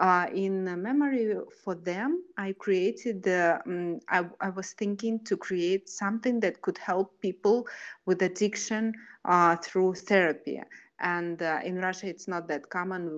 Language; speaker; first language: English; non-native, fluent; Kazakh